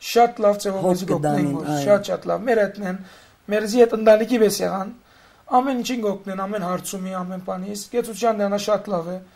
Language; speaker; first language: Armenian; early bilingual, heritage; Armenian